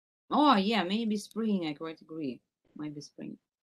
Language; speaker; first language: English; non-native, fluent; Russian